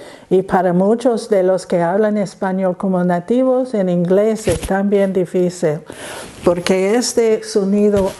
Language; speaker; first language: Spanish; non-native, learner; English